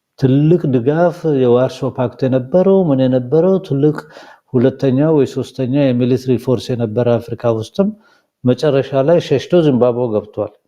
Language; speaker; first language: Amharic; non-native, local second language; Somali